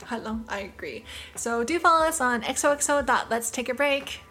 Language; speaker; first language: English; early bilingual, other home language; Cantonese